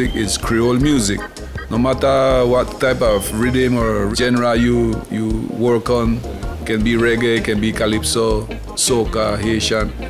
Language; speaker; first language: English; non-native, fluent; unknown